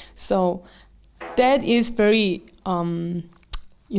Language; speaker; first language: English; non-native, learner; Korean